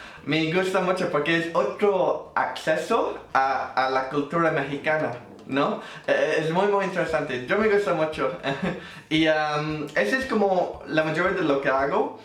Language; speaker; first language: Spanish; non-native, fluent; English